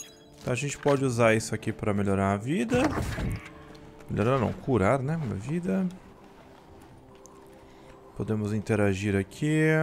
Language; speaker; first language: Portuguese; native; Portuguese